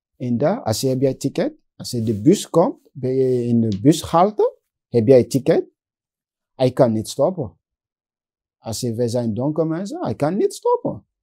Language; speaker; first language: Dutch; non-native, learner; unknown